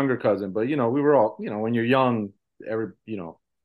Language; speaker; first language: English; early bilingual, other home language; Spanish